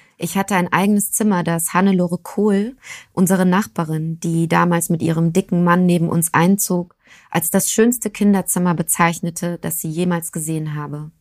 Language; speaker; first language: German; early bilingual, other home language; Turkish